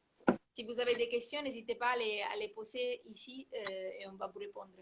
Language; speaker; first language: French; non-native, fluent; Italian